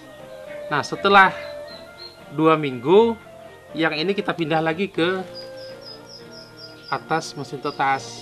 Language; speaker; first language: Indonesian; native; Indonesian